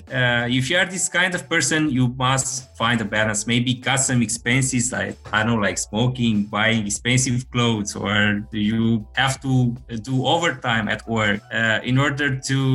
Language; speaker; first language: English; non-native, fluent; Romanian